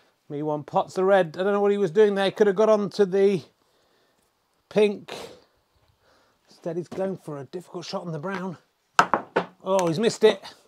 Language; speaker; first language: English; native; English